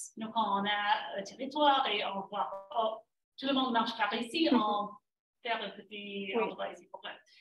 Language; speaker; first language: French; non-native, fluent; English